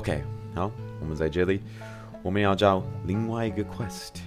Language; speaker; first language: Chinese; non-native, fluent; English